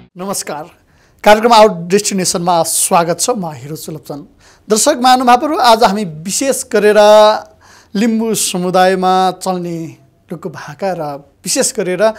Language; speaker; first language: Nepali; native; Nepali